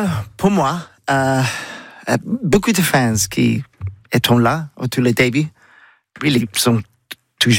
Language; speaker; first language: French; non-native, learner; English